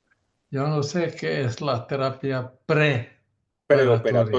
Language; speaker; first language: Spanish; non-native, learner; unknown